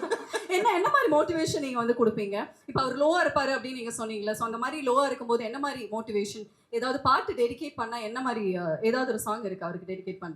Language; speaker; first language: Tamil; native; Tamil